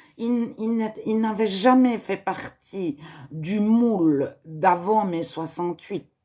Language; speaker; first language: French; native; French